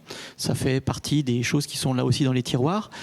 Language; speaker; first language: French; native; French